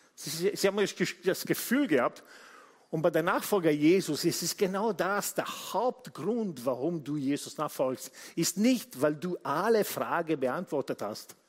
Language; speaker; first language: German; non-native, fluent; Italian